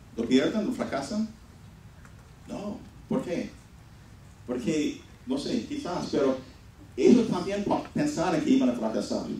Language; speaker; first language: Spanish; non-native, fluent; English